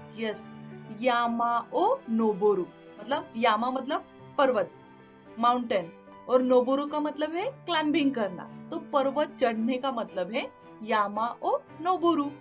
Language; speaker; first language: Hindi; non-native, local second language; Marathi